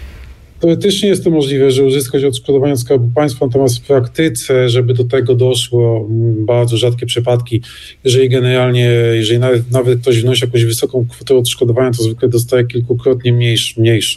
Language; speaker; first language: Polish; native; Polish